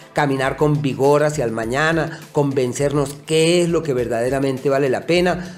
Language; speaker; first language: Spanish; native; Spanish